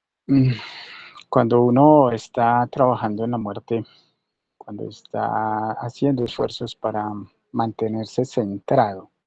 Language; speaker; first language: Spanish; native; Spanish